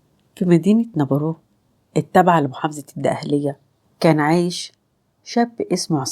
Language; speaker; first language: Arabic; native; Arabic